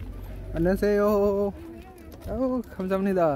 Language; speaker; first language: Korean; non-native, learner; Bangla